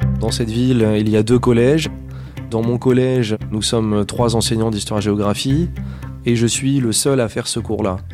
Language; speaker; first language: French; native; French